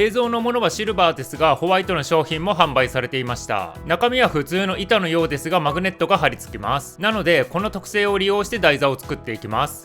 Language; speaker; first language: Japanese; native; Japanese